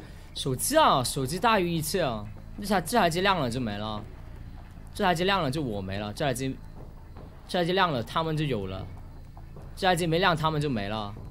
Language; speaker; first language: Chinese; native; Chinese